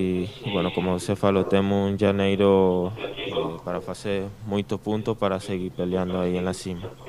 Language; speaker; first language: Portuguese; non-native, learner; Spanish